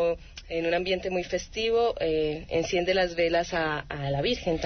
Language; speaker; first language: Spanish; native; Spanish